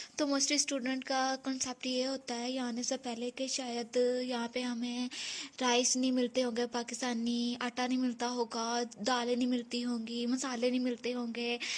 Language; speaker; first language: Urdu; non-native, local second language; Punjabi